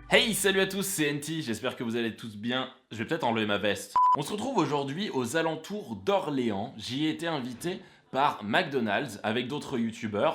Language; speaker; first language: French; native; French